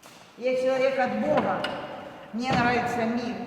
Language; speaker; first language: Russian; native; Russian